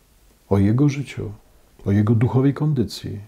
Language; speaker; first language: Polish; native; Polish